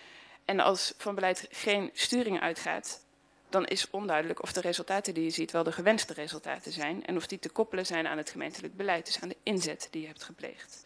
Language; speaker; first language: Dutch; native; Dutch